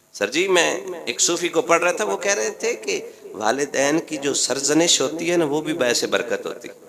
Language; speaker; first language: Urdu; non-native, local second language; Punjabi